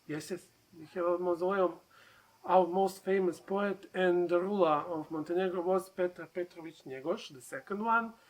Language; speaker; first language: English; non-native, learner; Serbian